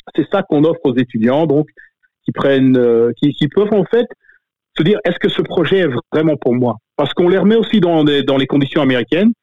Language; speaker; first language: French; native; French